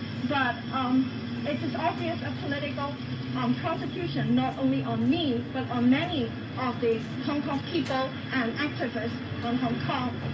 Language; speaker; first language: English; non-native, local second language; Cantonese